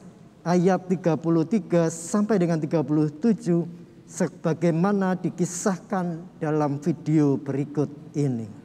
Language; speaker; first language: Indonesian; native; Indonesian